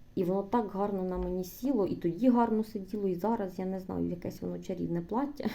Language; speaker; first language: Ukrainian; non-native, local second language; Russian